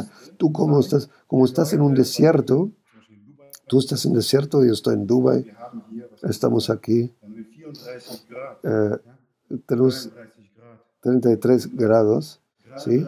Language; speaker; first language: Spanish; non-native, fluent; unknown